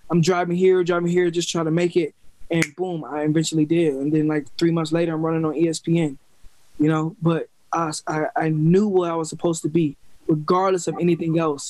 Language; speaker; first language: English; native; English